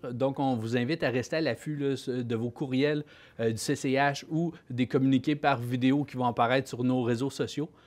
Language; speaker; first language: French; native; French